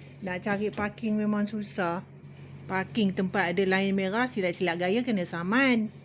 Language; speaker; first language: Malay; native; Malay